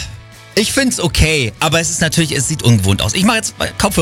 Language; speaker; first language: German; native; German